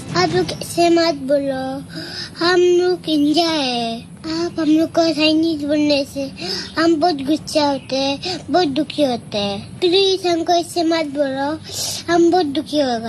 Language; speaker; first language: Hindi; non-native, local second language; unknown